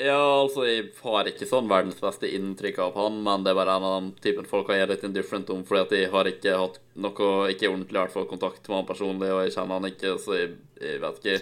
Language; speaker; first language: Norwegian; native; Norwegian